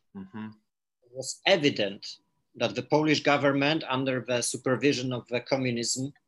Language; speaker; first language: English; non-native, fluent; Polish